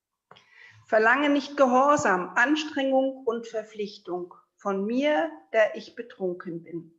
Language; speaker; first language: German; native; German